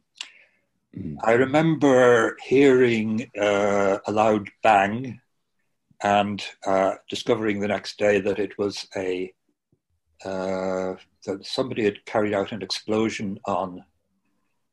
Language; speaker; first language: English; native; English